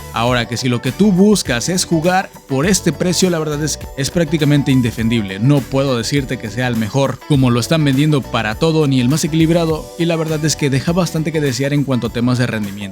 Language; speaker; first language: Spanish; native; Spanish